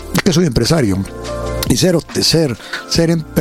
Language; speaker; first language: Spanish; native; Spanish